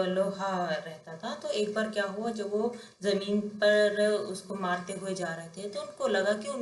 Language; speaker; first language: Hindi; non-native, local second language; Telugu